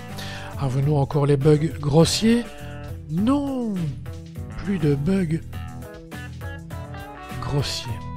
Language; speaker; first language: French; native; French